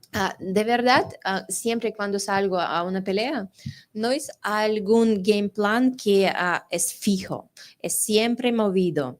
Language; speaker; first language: Spanish; non-native, fluent; Russian